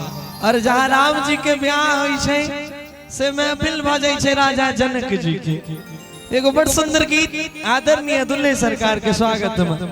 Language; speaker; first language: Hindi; non-native, local second language; Maithili